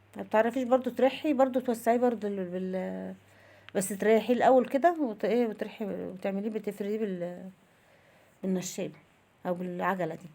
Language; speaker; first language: Egyptian Arabic; native; Egyptian Arabic